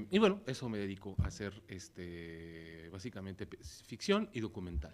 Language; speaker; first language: Spanish; native; Spanish